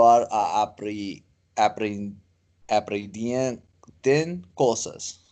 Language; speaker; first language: Spanish; non-native, learner; English